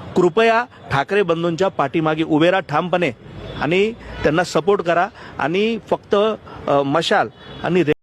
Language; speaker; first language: Marathi; non-native, local second language; Gujarati